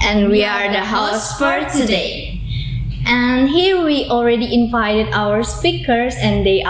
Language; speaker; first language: English; non-native, learner; Indonesian